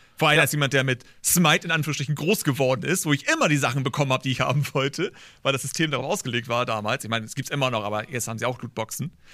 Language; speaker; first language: German; native; German